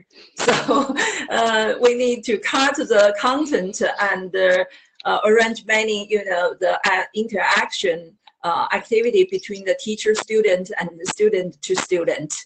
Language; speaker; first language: English; non-native, learner; Chinese